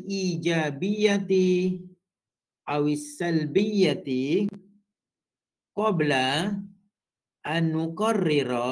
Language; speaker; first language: Arabic; non-native, fluent; Malay